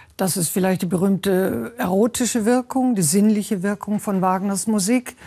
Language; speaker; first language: German; native; German